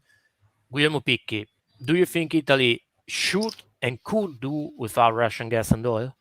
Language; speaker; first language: English; non-native, fluent; Italian